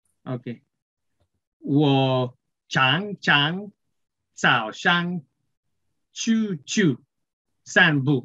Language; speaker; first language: Chinese; non-native, learner; English